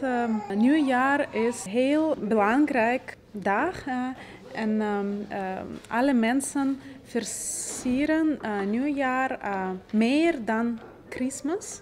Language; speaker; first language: Dutch; non-native, learner; Russian